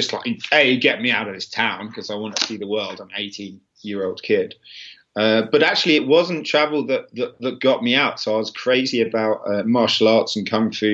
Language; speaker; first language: English; native; English